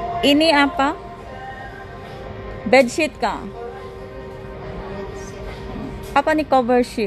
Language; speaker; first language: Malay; non-native, learner; Filipino